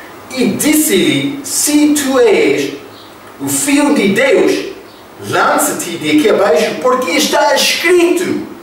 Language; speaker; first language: Portuguese; non-native, fluent; English